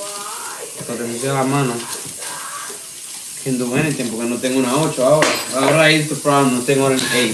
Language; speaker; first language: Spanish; early bilingual, other home language; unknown